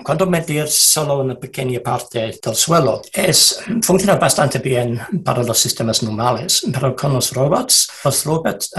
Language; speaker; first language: Spanish; non-native, learner; English